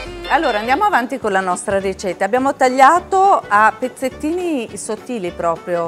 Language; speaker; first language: Italian; native; Italian